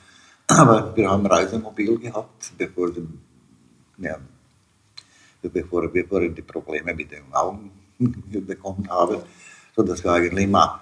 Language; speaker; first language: German; non-native, fluent; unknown